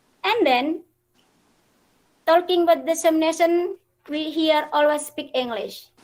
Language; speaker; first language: English; non-native, fluent; Indonesian